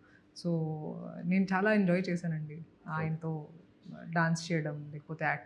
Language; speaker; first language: Telugu; non-native, local second language; Hindi